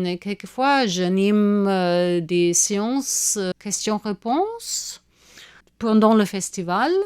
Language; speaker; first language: French; non-native, fluent; German